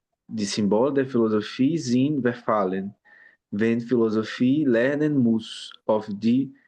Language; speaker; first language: German; non-native, learner; Portuguese